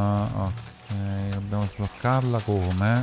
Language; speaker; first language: Italian; native; Italian